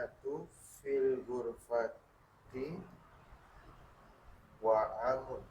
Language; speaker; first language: Arabic; non-native, learner; Indonesian